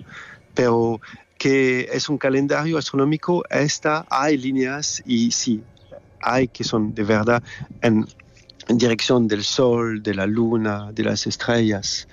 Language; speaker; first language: Spanish; non-native, learner; French